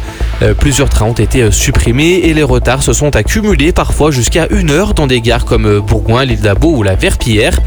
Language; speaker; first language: French; native; French